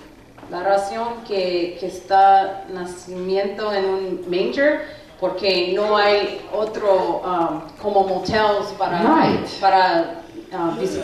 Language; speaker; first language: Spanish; non-native, learner; English